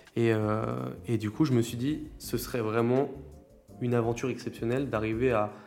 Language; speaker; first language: French; native; French